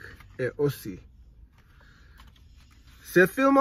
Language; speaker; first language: French; non-native, learner; English